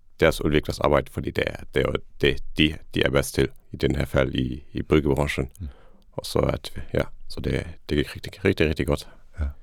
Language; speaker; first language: Danish; non-native, fluent; Luxembourgish